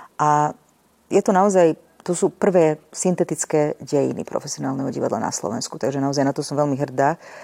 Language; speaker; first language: Slovak; native; Slovak